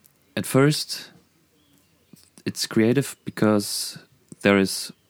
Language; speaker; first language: English; non-native, fluent; German